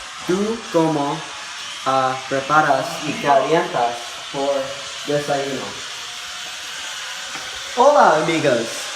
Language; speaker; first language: Spanish; non-native, learner; English